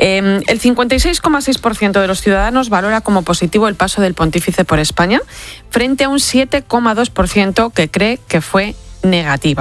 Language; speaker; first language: Spanish; native; Spanish